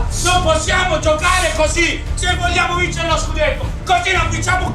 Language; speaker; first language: Italian; native; Italian